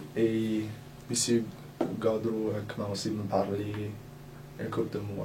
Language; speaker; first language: French; non-native, local second language; English